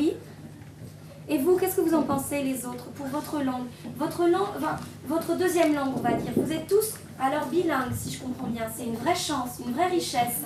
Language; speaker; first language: French; native; French